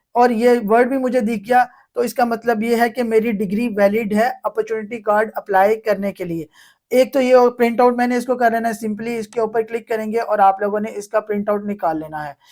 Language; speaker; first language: Urdu; non-native, local second language; Punjabi